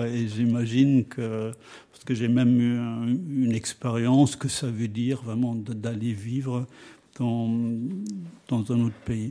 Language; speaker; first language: French; non-native, fluent; German